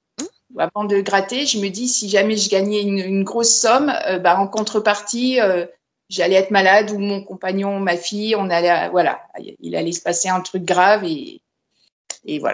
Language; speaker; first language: French; native; French